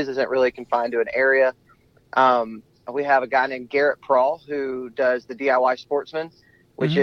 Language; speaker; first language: English; native; English